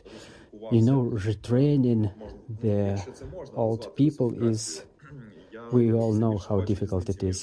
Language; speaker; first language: English; non-native, fluent; Russian